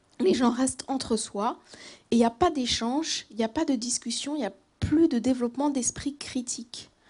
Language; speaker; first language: French; native; French